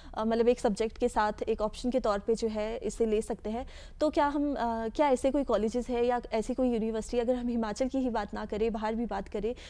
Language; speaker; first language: Hindi; native; Hindi